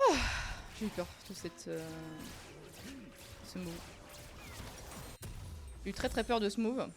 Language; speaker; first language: French; native; French